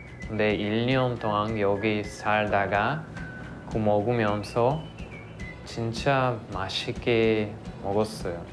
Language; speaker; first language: Korean; non-native, learner; Portuguese